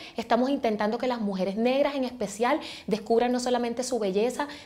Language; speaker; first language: Spanish; native; Spanish